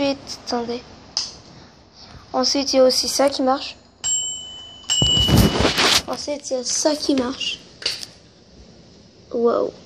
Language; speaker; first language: French; native; French